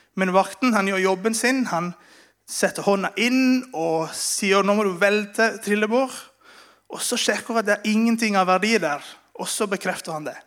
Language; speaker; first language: Norwegian; non-native, fluent; Spanish